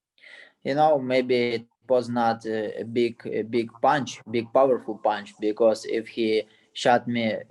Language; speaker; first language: English; non-native, learner; Russian